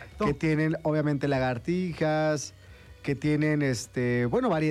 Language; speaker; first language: Spanish; native; Spanish